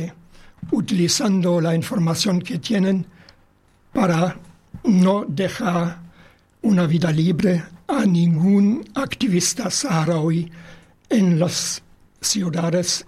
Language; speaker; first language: Spanish; non-native, fluent; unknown